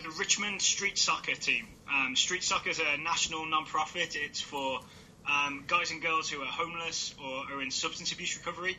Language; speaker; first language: English; native; English